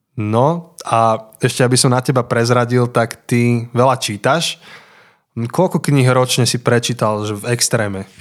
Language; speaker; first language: Slovak; native; Slovak